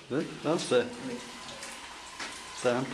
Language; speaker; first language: French; non-native, fluent; German